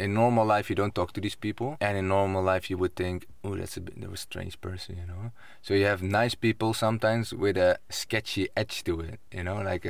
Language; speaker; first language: English; non-native, fluent; Dutch